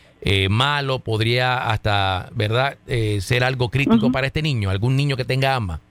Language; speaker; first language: Spanish; native; Spanish